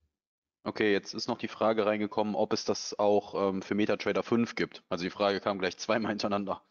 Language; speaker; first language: German; native; German